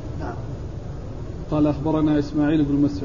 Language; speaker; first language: Arabic; native; Arabic